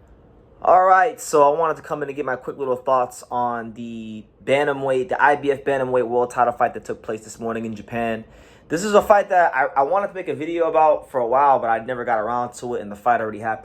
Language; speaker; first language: English; native; English